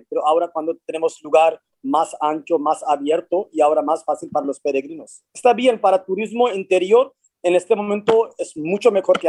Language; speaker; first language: Spanish; non-native, fluent; Hindi